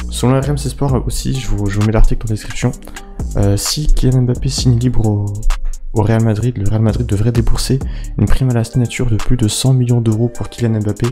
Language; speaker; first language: French; native; French